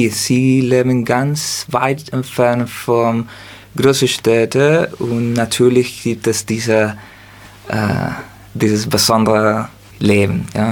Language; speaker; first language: German; non-native, learner; Spanish